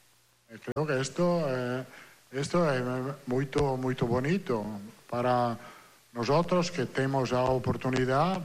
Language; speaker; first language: Portuguese; non-native, learner; Italian